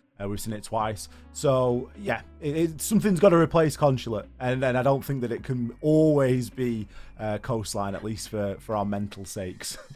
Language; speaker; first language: English; native; English